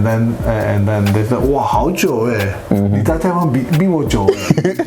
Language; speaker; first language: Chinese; non-native, fluent; Swedish